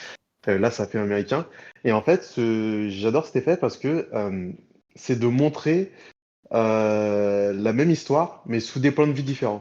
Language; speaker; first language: French; native; French